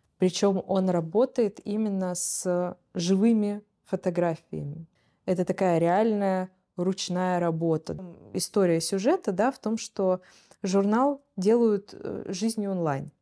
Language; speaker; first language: Russian; native; Russian